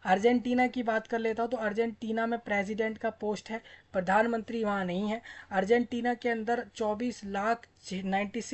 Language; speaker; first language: Hindi; native; Hindi